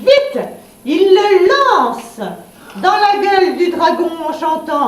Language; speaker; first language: French; native; French